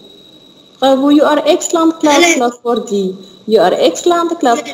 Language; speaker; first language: English; non-native, learner; Arabic